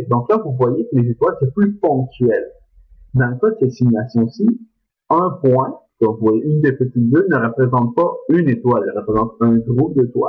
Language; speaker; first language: French; native; French